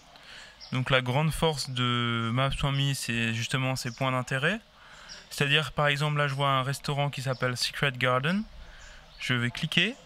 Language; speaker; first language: French; native; French